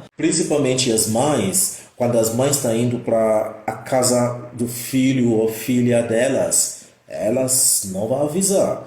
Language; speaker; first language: Portuguese; non-native, fluent; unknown